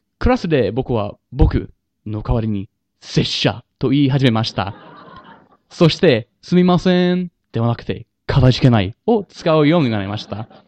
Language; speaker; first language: Japanese; non-native, learner; English